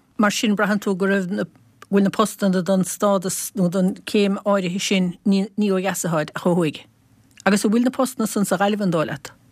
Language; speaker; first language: Irish; native; Irish